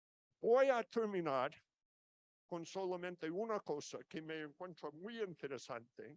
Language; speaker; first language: Spanish; non-native, fluent; English